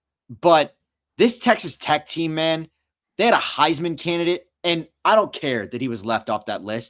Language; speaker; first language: English; native; English